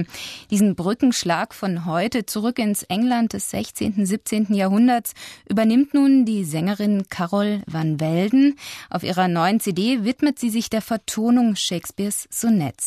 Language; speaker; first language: German; native; German